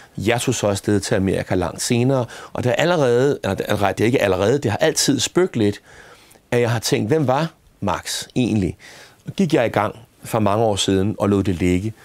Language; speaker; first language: Danish; native; Danish